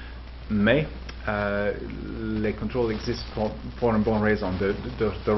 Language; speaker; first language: French; non-native, fluent; English